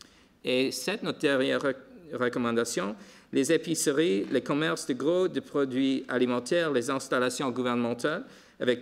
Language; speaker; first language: French; non-native, local second language; English